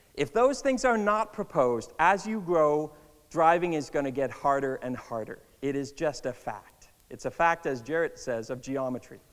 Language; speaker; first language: English; native; English